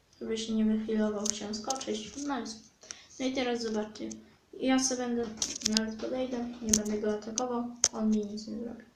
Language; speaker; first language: Polish; native; Polish